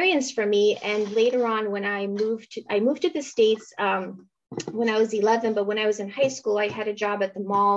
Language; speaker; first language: English; early bilingual, other home language; Romanian